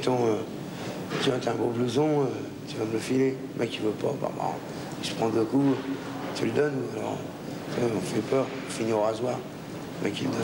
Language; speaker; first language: French; native; French